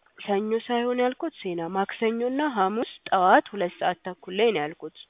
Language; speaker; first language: Amharic; native; Amharic